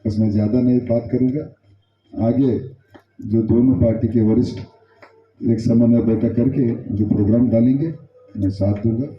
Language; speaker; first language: Hindi; non-native, local second language; Kannada